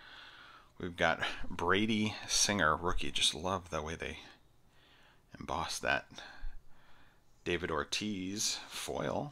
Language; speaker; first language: English; native; English